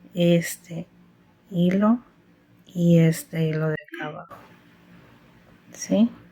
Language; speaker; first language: Spanish; native; Spanish